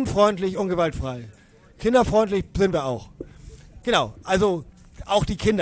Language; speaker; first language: German; native; German